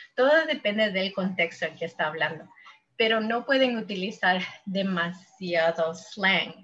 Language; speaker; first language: Spanish; non-native, fluent; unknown